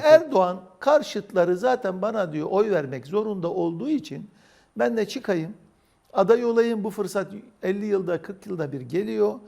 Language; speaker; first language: Turkish; native; Turkish